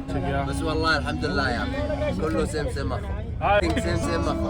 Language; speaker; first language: Arabic; native; Arabic